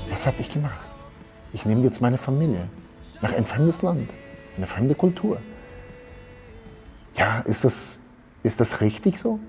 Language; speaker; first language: German; early bilingual, heritage; German